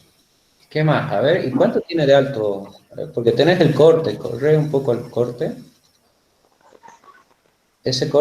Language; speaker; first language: Spanish; native; Spanish